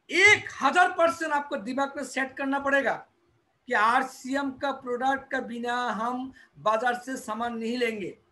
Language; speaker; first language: Hindi; non-native, local second language; Bangla